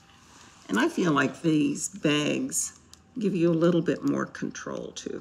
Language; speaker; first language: English; native; English